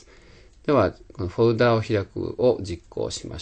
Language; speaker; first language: Japanese; native; Japanese